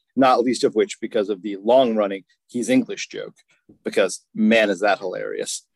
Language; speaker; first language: English; native; English